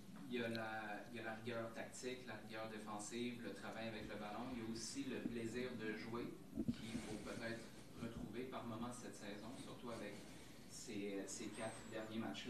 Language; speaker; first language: French; native; French